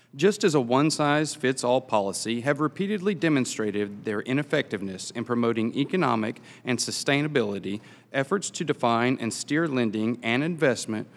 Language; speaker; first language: English; native; English